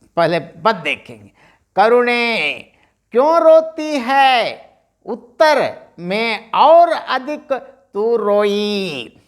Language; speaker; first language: Hindi; non-native, local second language; Telugu